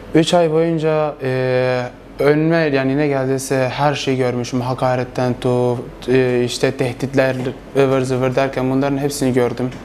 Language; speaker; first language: Turkish; non-native, local second language; Kurdish